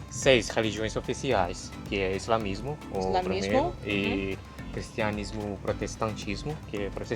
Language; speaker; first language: Portuguese; non-native, fluent; Indonesian